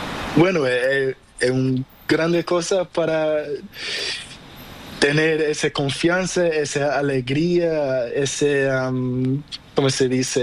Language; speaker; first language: Spanish; non-native, learner; Portuguese